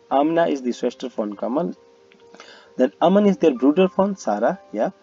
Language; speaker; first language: English; non-native, local second language; Hindi